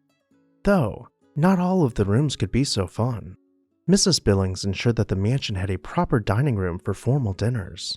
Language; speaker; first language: English; native; English